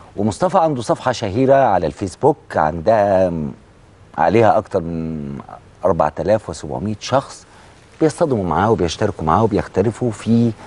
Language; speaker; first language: Arabic; native; Arabic